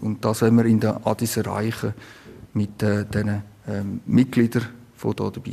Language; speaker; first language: German; native; German